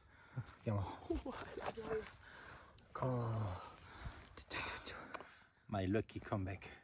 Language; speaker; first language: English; non-native, learner; French